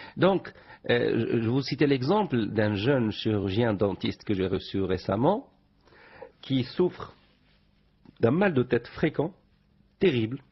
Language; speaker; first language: French; non-native, local second language; Arabic